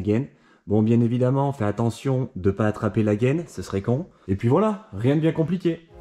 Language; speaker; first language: French; native; French